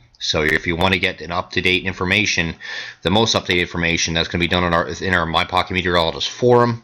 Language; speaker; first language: English; native; English